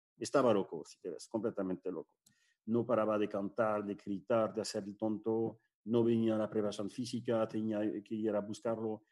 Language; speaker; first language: Spanish; non-native, fluent; French